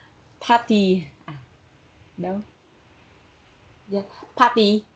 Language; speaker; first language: English; non-native, learner; Vietnamese